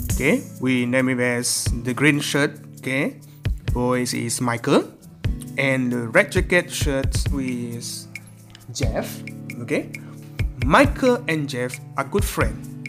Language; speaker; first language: English; non-native, local second language; Malay